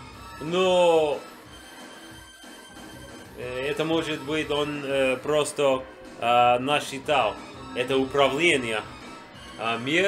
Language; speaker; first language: Russian; non-native, learner; English